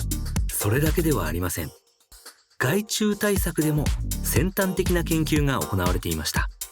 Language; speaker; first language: Japanese; native; Japanese